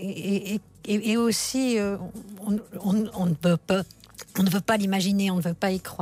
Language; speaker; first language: French; native; French